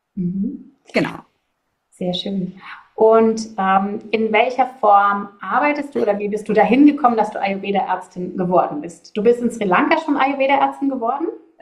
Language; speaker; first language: German; native; German